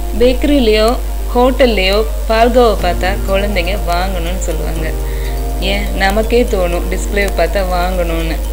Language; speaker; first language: Tamil; non-native, local second language; Malayalam